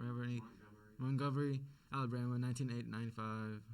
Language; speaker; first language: English; native; English